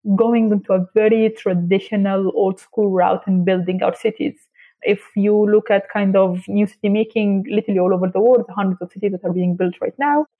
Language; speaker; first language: English; non-native, fluent; Arabic